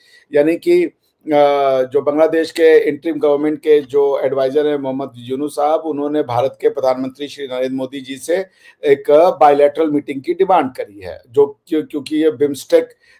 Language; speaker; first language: Hindi; native; Hindi